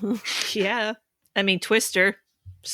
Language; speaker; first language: English; native; English